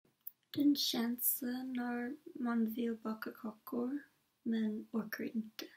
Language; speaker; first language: Swedish; non-native, learner; English